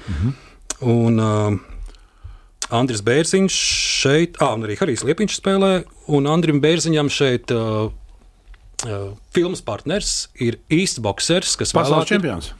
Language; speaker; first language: Latvian; native; Latvian